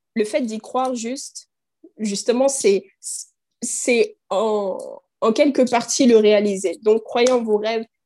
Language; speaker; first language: French; native; French